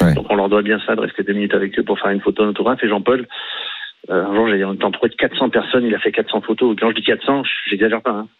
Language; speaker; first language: French; native; French